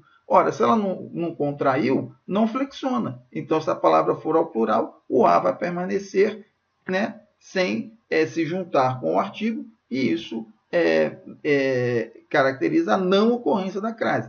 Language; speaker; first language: Portuguese; native; Portuguese